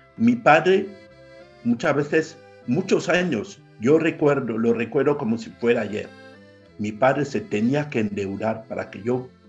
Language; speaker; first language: Spanish; non-native, fluent; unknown